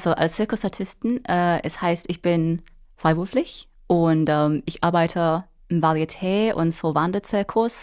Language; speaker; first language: German; non-native, fluent; English